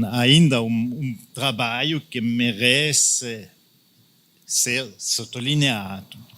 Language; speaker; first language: Portuguese; non-native, fluent; Italian